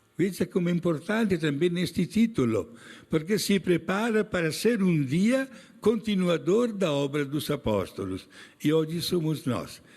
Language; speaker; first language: Portuguese; non-native, fluent; Italian